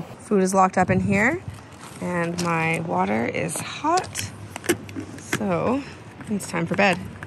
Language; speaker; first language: English; native; English